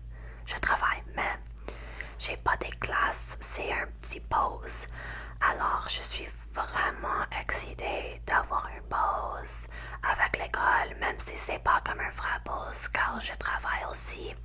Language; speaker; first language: French; non-native, learner; English